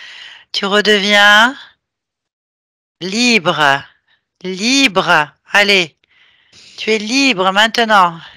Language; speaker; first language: French; native; French